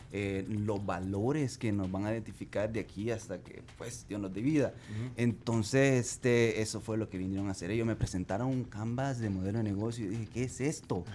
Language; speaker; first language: Spanish; native; Spanish